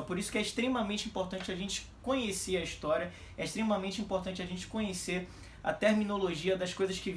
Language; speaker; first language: Portuguese; native; Portuguese